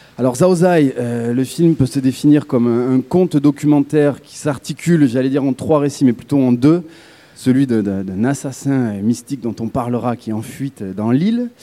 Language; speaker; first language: French; native; French